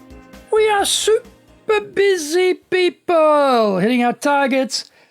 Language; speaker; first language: English; native; English